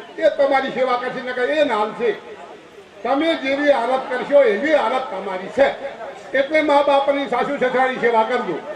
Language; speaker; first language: Gujarati; native; Gujarati